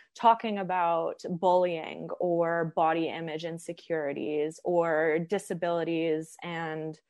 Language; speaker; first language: English; native; English